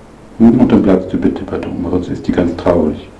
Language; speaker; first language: German; native; German